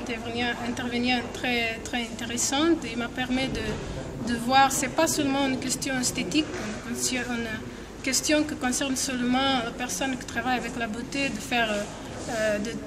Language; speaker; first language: French; non-native, fluent; Portuguese